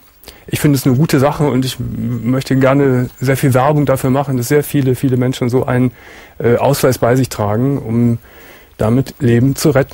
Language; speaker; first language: German; native; German